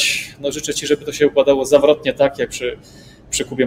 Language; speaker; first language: Polish; native; Polish